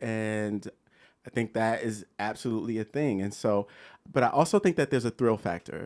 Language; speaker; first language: English; native; English